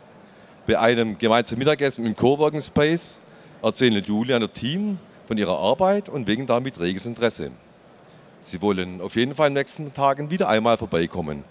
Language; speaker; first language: German; native; German